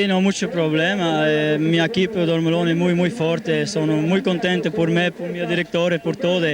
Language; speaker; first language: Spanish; non-native, learner; Dutch